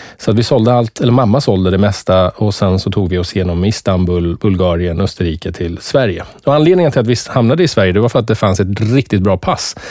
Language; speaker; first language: Swedish; early bilingual, other home language; Persian